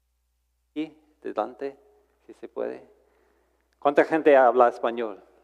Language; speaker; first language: Spanish; non-native, fluent; English